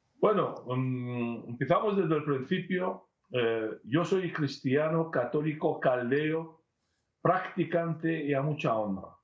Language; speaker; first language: Spanish; non-native, fluent; Syriac